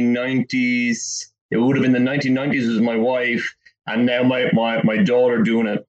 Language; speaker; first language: English; native; English